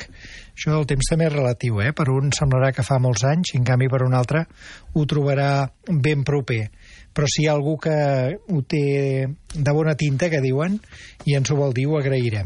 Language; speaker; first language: Catalan; native; Catalan